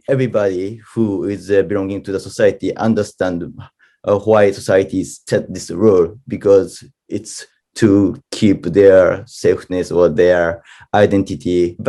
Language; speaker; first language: English; non-native, learner; Japanese